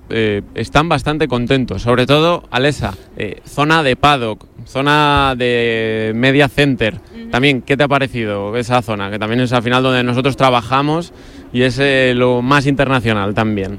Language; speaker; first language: Spanish; native; Spanish